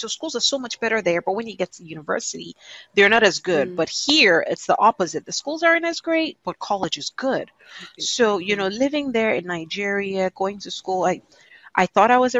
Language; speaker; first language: English; non-native, local second language; Igbo